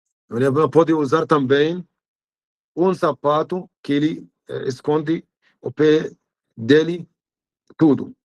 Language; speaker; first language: Portuguese; non-native, fluent; Arabic